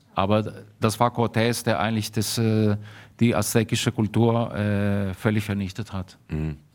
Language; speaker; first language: German; early bilingual, heritage; German